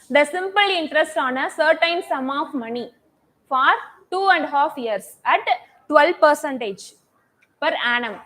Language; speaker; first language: English; non-native, local second language; Tamil